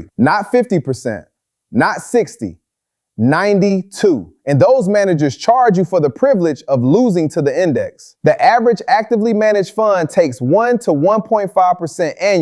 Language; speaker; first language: English; native; English